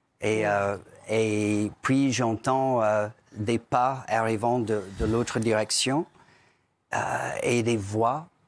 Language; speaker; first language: French; non-native, fluent; English